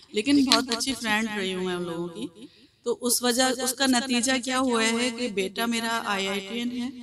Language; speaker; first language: Hindi; native; Hindi